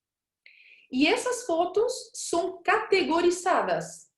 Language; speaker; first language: Spanish; non-native, fluent; Portuguese